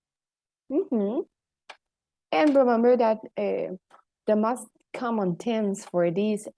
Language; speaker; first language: English; non-native, fluent; Spanish